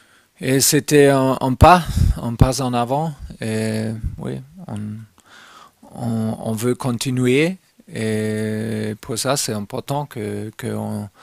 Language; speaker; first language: French; non-native, fluent; German